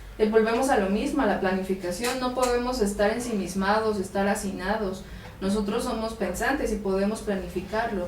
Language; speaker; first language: Spanish; native; Spanish